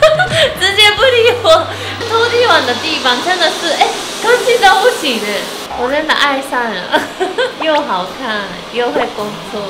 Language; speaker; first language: Chinese; non-native, fluent; Japanese